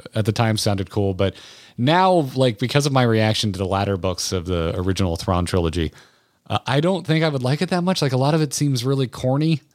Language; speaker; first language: English; native; English